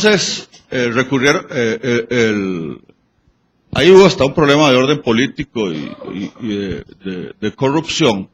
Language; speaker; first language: Spanish; native; Spanish